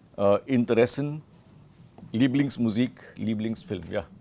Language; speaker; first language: German; non-native, fluent; Hindi